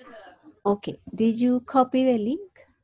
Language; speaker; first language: English; non-native, fluent; Spanish